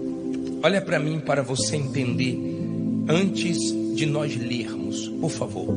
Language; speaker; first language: Portuguese; native; Portuguese